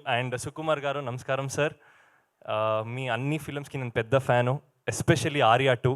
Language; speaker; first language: Telugu; non-native, learner; Kannada